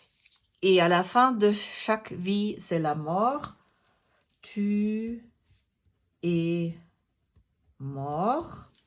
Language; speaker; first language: French; non-native, fluent; German